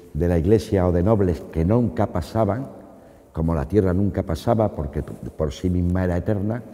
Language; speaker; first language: Spanish; native; Spanish